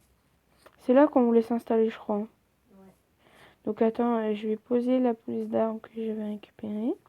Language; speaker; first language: French; native; French